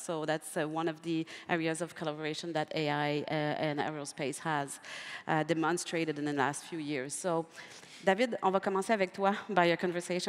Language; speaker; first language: English; non-native, fluent; French